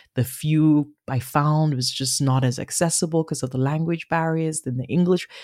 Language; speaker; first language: English; non-native, local second language; Igbo